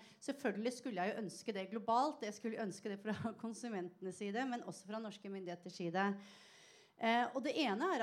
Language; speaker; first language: Norwegian; native; Norwegian